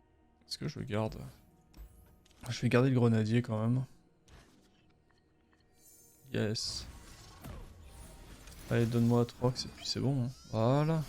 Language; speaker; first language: French; native; French